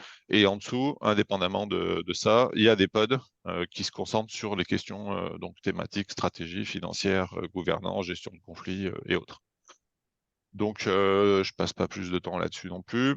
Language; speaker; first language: French; native; French